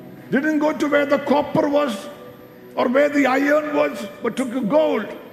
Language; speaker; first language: English; non-native, local second language; Malayalam